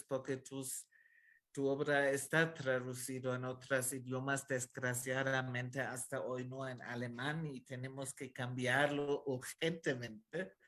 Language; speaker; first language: Spanish; non-native, fluent; German